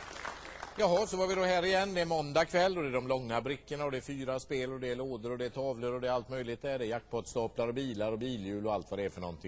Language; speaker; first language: Swedish; native; Swedish